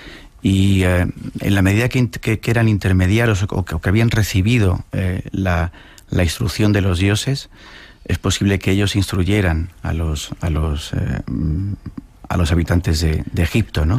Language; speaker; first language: Spanish; native; Spanish